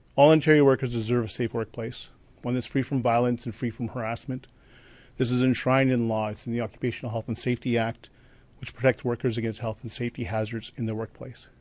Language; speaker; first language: English; native; English